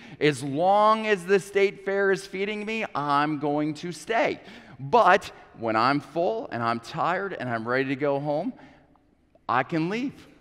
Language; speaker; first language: English; native; English